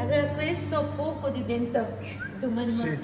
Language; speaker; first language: Italian; non-native, learner; Japanese